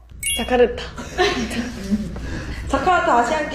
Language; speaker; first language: Indonesian; non-native, learner; Korean